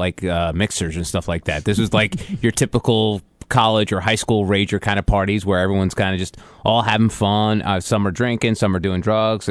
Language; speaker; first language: English; native; English